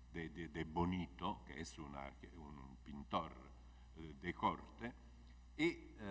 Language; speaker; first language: Spanish; non-native, fluent; Italian